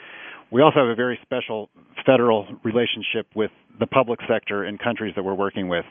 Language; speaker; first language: English; native; English